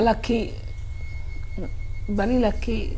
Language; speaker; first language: Hebrew; native; Hebrew